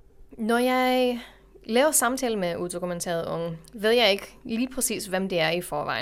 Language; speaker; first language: Danish; non-native, fluent; English